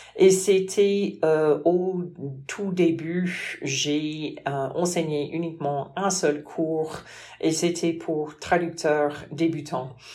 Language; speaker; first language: French; non-native, fluent; English